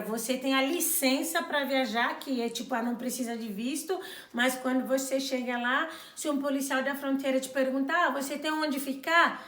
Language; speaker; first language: Portuguese; non-native, local second language; Kabuverdianu